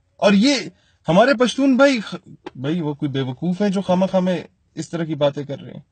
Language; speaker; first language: Urdu; non-native, local second language; Punjabi